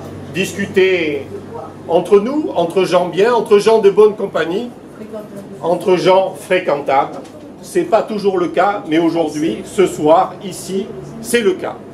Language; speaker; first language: French; native; French